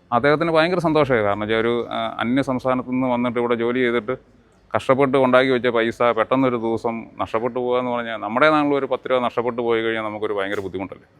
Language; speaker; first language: Malayalam; native; Malayalam